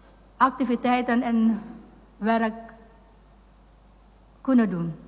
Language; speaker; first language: Dutch; non-native, fluent; Indonesian